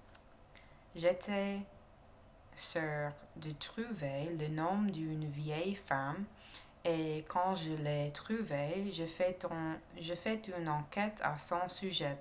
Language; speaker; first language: French; non-native, learner; English